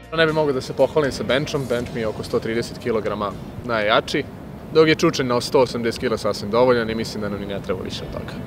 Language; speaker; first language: Serbian; non-native, local second language; Rusyn